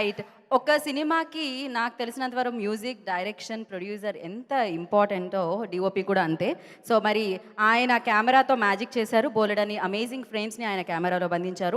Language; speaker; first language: Telugu; native; Telugu